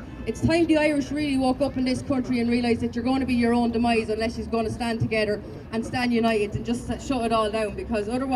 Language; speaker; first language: English; native; English